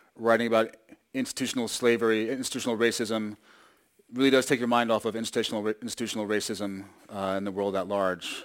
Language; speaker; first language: English; native; English